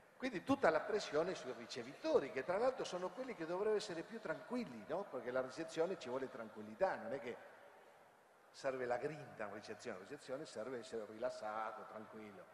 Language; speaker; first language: Italian; non-native, fluent; Spanish